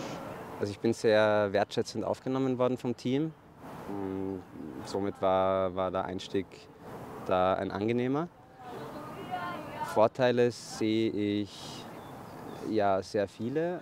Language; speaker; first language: German; native; German